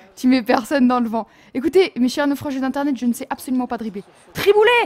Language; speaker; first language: French; native; French